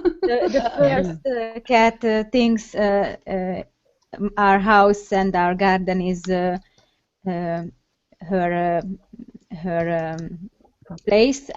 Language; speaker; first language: English; non-native, learner; Hungarian